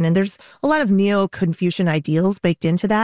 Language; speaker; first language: English; native; English